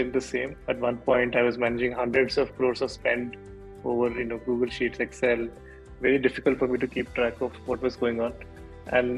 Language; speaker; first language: English; non-native, local second language; Odia